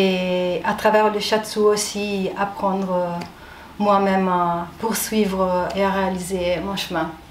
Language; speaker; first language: French; non-native, fluent; Italian